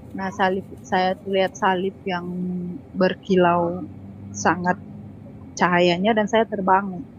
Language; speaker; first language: Indonesian; native; Indonesian